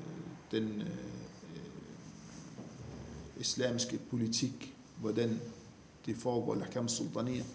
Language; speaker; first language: Danish; non-native, fluent; Arabic